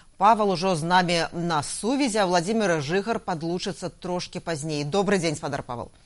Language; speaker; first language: Belarusian; non-native, local second language; Russian